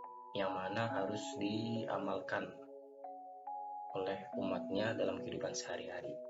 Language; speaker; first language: Indonesian; native; Indonesian